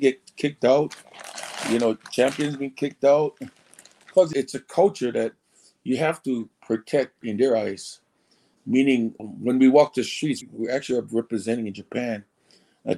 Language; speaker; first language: English; early bilingual, other home language; Samoan